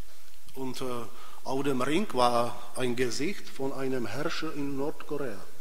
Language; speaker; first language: German; non-native, fluent; Czech